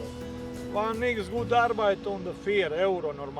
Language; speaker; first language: German; non-native, learner; Croatian